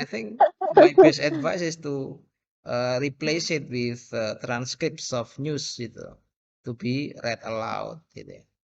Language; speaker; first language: English; non-native, fluent; Indonesian